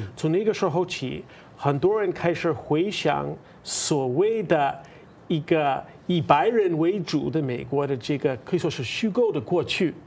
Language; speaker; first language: Chinese; non-native, fluent; English